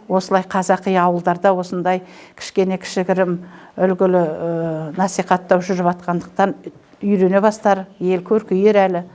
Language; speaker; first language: Kazakh; native; Kazakh